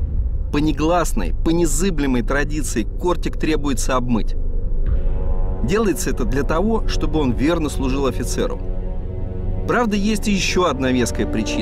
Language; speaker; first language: Russian; native; Russian